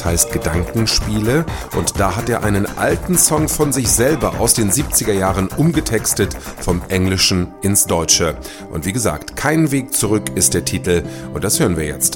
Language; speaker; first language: German; native; German